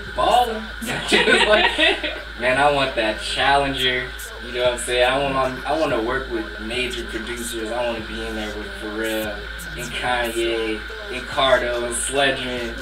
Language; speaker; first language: English; native; English